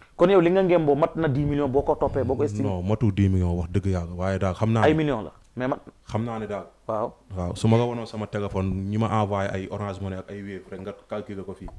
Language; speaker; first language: Wolof; non-native, local second language; Serer